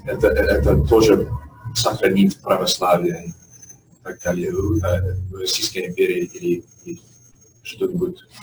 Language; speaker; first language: Russian; non-native, fluent; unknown